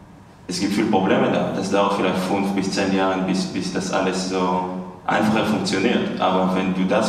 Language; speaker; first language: German; non-native, fluent; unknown